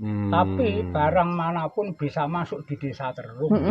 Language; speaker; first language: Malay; non-native, local second language; Javanese